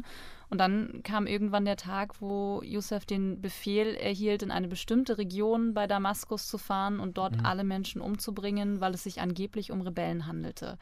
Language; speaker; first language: German; native; German